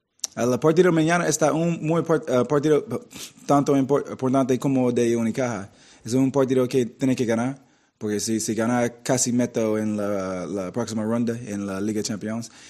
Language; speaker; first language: Spanish; non-native, learner; English